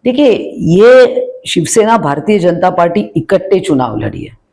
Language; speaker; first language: Hindi; non-native, local second language; Marathi